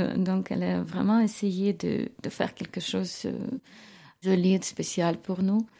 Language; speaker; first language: French; non-native, fluent; Ukrainian